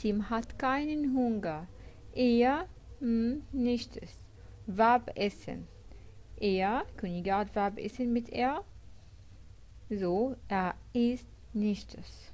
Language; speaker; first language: German; non-native, fluent; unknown